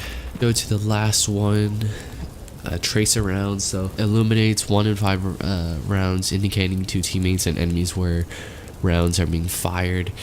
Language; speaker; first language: English; native; English